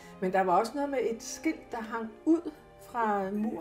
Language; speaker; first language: Danish; native; Danish